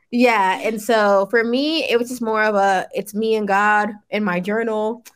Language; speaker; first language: English; early bilingual, other home language; Yoruba